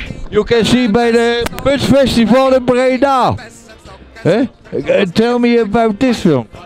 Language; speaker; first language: English; non-native, learner; Dutch